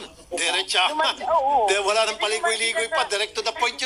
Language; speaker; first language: Filipino; native; Filipino